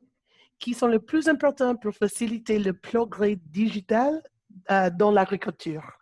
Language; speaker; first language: French; non-native, learner; English